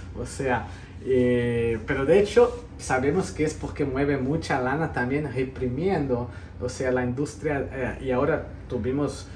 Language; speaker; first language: Spanish; early bilingual, heritage; Spanish